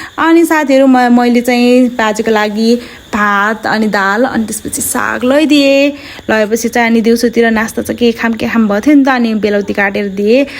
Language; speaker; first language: Nepali; non-native, local second language; Dangaura Tharu